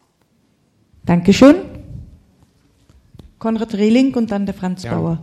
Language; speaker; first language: German; native; German